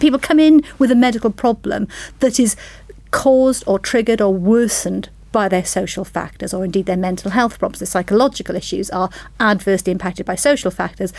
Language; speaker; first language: English; native; English